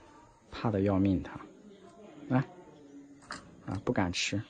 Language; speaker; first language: Chinese; native; Chinese